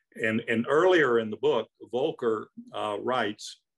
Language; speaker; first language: English; native; English